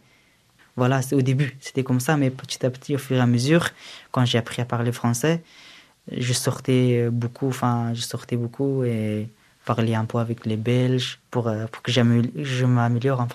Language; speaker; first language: French; early bilingual, other home language; Persian